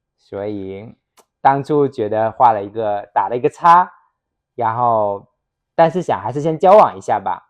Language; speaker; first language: Chinese; native; Chinese